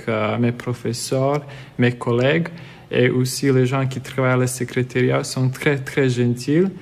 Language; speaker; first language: French; non-native, fluent; Serbian